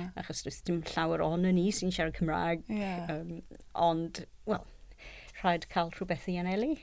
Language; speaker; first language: Welsh; non-native, local second language; English